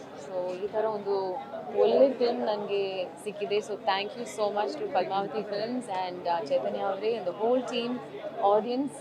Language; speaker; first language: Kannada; non-native, learner; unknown